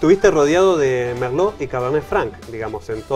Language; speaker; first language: Spanish; native; Spanish